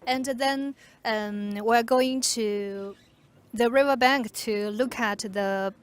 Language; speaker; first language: English; non-native, fluent; Chinese